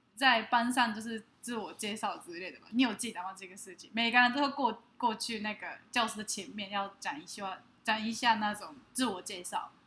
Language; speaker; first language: Chinese; non-native, fluent; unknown